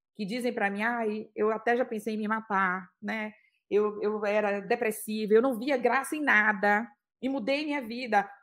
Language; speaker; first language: Portuguese; native; Portuguese